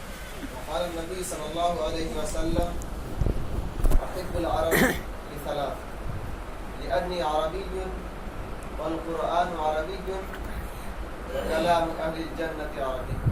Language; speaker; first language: Arabic; non-native, learner; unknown